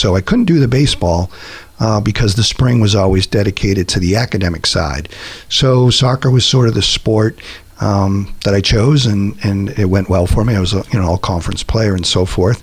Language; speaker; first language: English; native; English